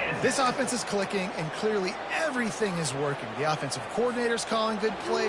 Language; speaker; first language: English; native; English